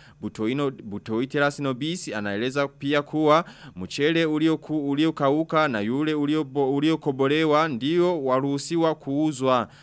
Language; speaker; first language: Swahili; non-native, local second language; Rundi